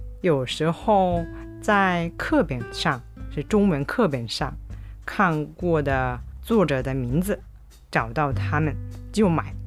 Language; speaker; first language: Chinese; non-native, fluent; Japanese